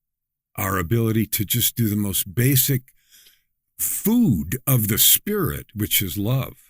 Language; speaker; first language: English; native; English